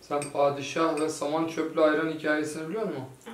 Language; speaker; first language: Turkish; native; Turkish